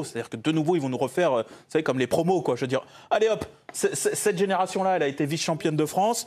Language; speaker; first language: French; native; French